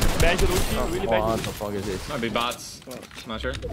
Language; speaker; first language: English; non-native, learner; Portuguese